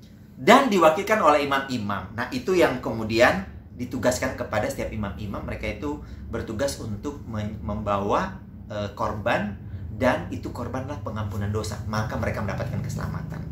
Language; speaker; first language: Indonesian; native; Indonesian